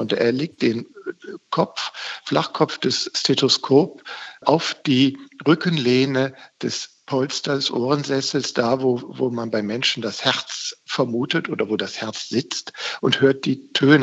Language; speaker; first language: German; native; German